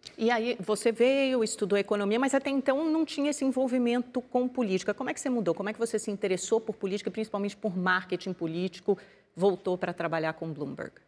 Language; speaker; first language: Portuguese; native; Portuguese